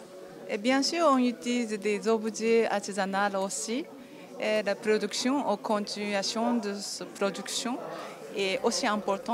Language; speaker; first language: French; non-native, fluent; Japanese